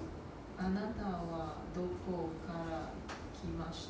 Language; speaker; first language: Japanese; non-native, learner; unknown